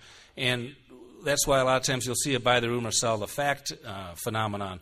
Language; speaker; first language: English; native; English